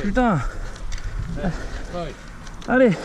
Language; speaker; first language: French; native; French